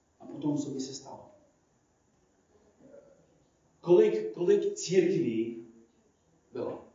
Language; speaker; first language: Czech; non-native, fluent; English